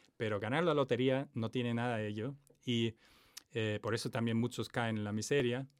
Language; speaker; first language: Spanish; non-native, fluent; German